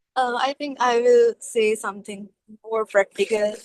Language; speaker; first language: English; non-native, local second language; Urdu